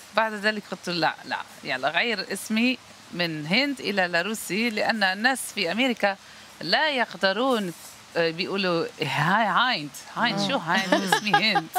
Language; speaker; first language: Arabic; non-native, learner; Dutch